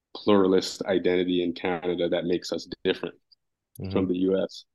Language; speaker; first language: English; native; English